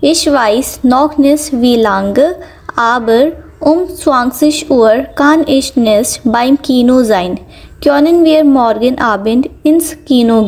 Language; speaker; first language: German; non-native, fluent; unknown